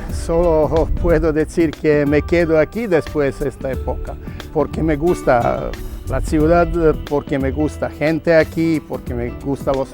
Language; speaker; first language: Spanish; non-native, fluent; Serbian